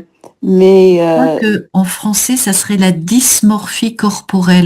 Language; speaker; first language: French; native; French